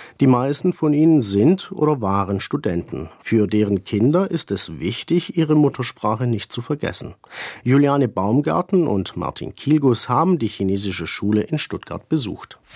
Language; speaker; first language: German; native; German